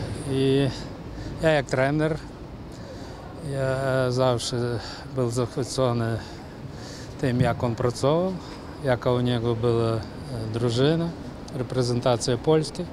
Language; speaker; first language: Polish; non-native, learner; Ukrainian